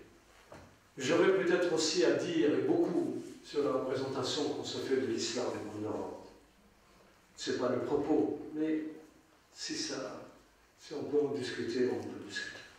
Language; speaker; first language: French; non-native, local second language; Arabic